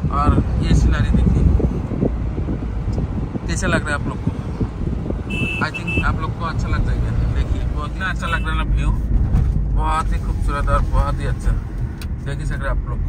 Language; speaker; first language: Hindi; non-native, local second language; Bangla